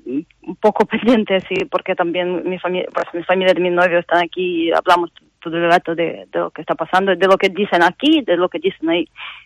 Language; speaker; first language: Spanish; non-native, fluent; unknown